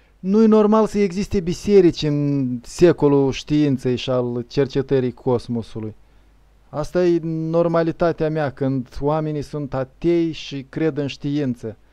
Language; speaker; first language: Romanian; native; Romanian